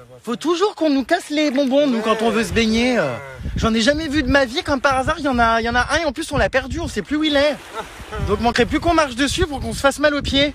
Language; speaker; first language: French; native; French